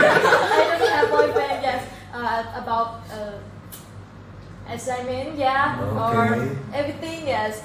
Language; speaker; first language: English; non-native, learner; Thai